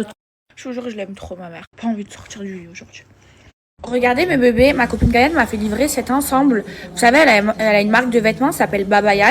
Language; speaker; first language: French; native; French